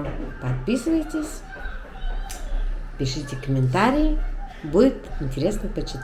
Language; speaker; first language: Russian; native; Russian